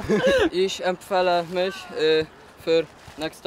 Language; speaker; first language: German; non-native, learner; Polish